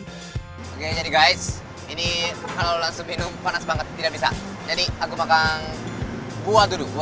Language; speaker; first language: Indonesian; non-native, learner; Japanese